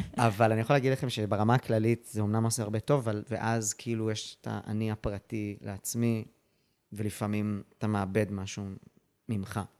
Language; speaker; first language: Hebrew; early bilingual, other home language; English